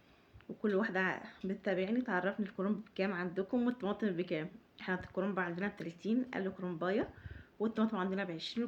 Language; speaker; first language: Arabic; native; Arabic